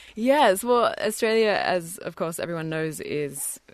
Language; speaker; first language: English; native; English